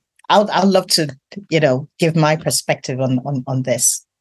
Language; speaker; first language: English; non-native, local second language; Yoruba